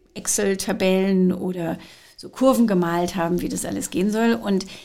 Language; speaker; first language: German; non-native, fluent; English